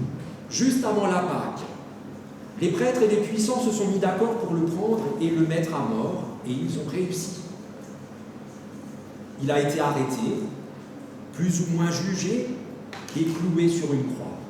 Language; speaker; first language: French; native; French